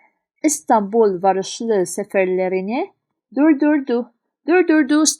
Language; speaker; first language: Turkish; non-native, fluent; Arabic